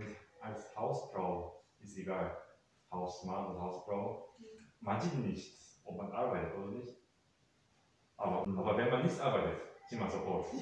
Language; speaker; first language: German; non-native, learner; Korean